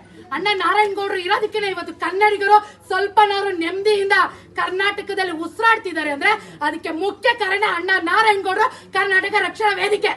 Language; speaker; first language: Kannada; native; Kannada